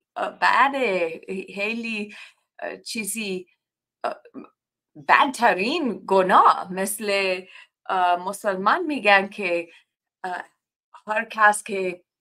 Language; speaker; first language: Persian; non-native, learner; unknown